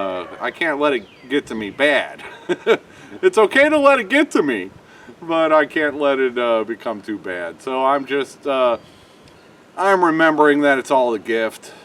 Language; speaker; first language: English; native; English